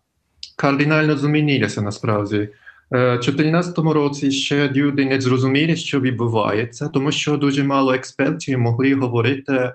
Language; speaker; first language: Ukrainian; non-native, fluent; Japanese